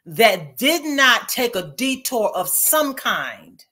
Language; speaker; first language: English; native; English